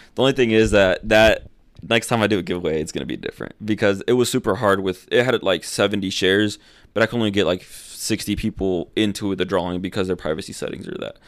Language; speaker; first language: English; early bilingual, other home language; Spanish